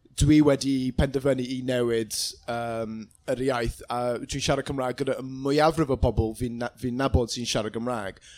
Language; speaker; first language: Welsh; non-native, local second language; English